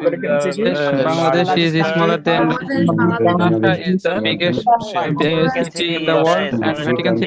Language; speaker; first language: English; non-native, learner; Bangla